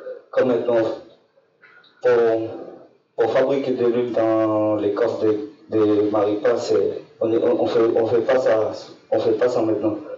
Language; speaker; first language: French; non-native, local second language; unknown